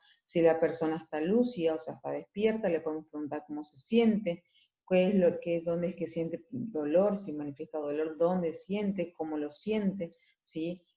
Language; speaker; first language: Spanish; native; Spanish